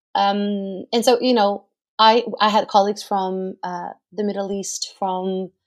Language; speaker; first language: English; non-native, fluent; Portuguese